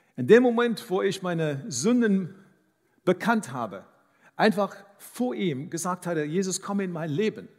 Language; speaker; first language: German; non-native, fluent; English